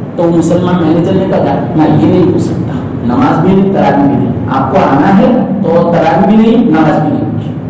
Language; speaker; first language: Urdu; non-native, local second language; Gujarati